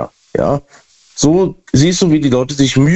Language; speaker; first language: German; native; German